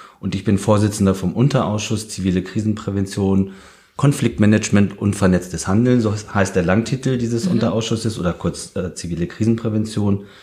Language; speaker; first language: German; early bilingual, heritage; German